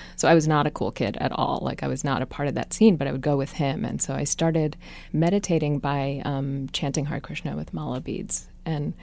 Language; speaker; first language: English; native; English